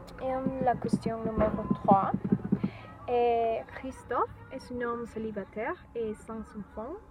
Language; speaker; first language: French; non-native, learner; Spanish